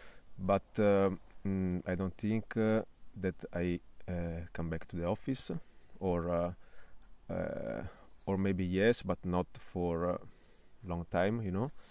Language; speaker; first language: English; non-native, fluent; Italian